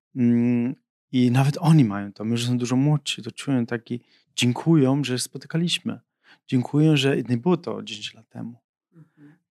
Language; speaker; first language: Polish; non-native, fluent; Italian